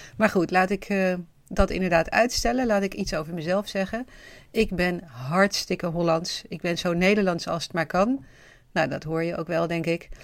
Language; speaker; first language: Dutch; native; Dutch